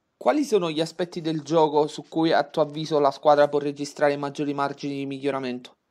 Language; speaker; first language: Italian; native; Italian